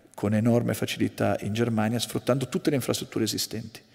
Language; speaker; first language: Italian; native; Italian